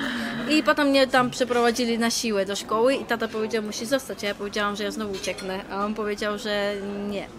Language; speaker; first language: Polish; non-native, fluent; Georgian